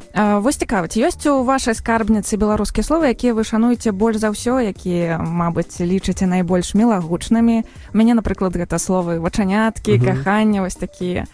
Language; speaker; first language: Belarusian; non-native, local second language; Russian